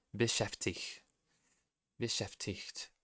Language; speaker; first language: German; non-native, learner; Portuguese